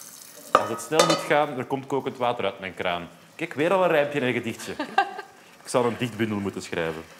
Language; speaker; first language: Dutch; native; Dutch